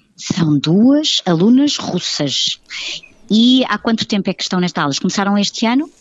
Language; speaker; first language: Portuguese; native; Portuguese